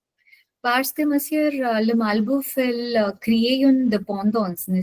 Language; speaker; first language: French; non-native, learner; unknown